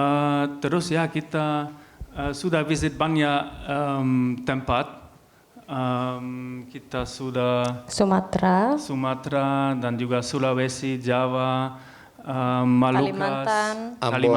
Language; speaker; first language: Indonesian; non-native, learner; German